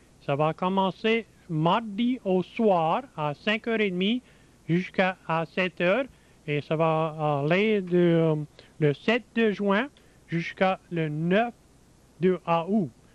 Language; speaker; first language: French; early bilingual, heritage; French